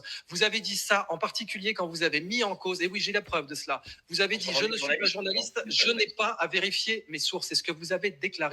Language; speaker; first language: French; native; French